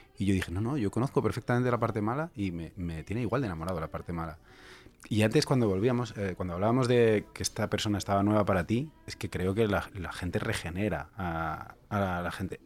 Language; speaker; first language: Spanish; native; Spanish